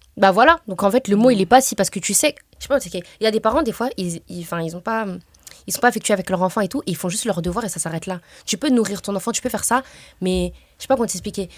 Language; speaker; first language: French; early bilingual, other home language; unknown